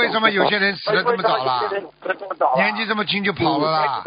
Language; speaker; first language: Chinese; native; Chinese